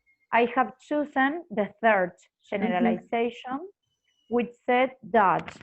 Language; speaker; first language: English; non-native, fluent; Spanish